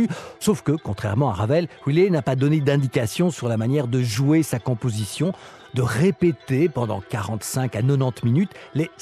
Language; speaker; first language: French; native; French